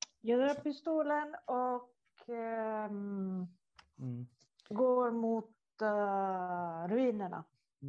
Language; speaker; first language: Swedish; non-native, fluent; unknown